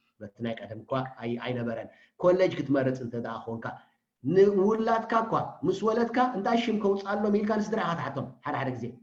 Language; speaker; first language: Tigrinya; native; Tigrinya